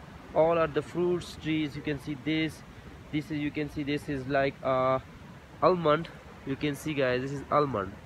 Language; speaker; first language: English; non-native, local second language; Urdu